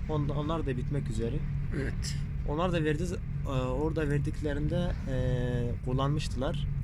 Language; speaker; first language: Turkish; non-native, local second language; Arabic